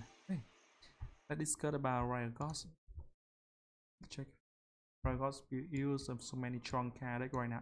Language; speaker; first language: English; non-native, learner; Vietnamese